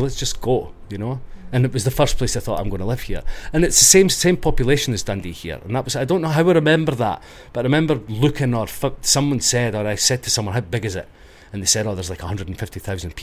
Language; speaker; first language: English; native; English